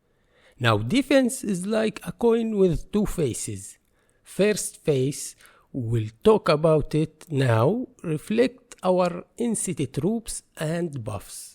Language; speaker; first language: English; non-native, fluent; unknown